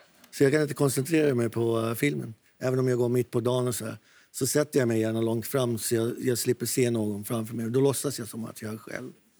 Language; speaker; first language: Swedish; non-native, fluent; Arabic